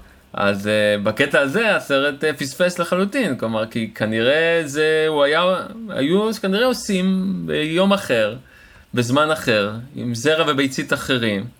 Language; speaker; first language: Hebrew; native; Hebrew